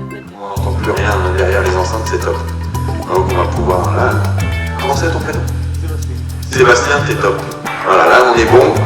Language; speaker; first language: French; native; French